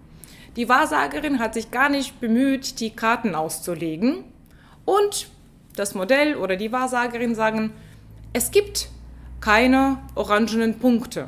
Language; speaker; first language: German; non-native, fluent; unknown